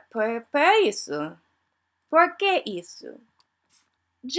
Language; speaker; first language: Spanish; non-native, learner; English